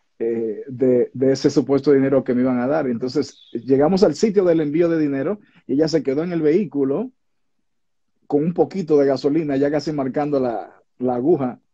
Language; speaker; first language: Spanish; native; Spanish